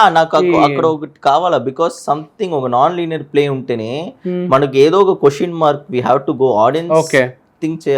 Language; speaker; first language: Telugu; early bilingual, heritage; Telugu